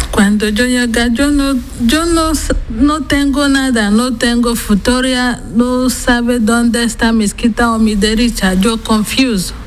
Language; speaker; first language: Spanish; non-native, learner; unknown